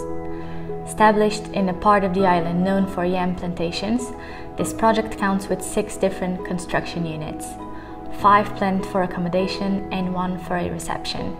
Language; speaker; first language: English; non-native, fluent; Portuguese